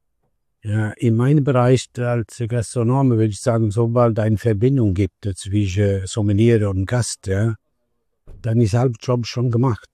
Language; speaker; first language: German; non-native, learner; Italian